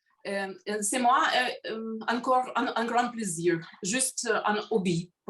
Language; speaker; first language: French; non-native, learner; Russian